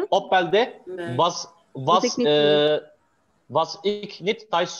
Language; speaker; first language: Dutch; non-native, learner; Turkish